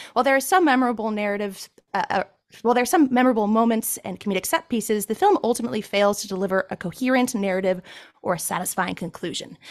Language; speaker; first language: English; native; English